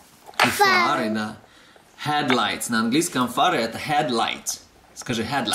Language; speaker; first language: Russian; native; Russian